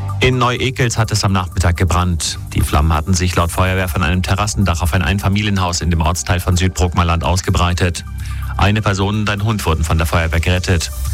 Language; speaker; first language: German; native; German